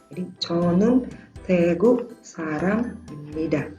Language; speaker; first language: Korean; non-native, fluent; Indonesian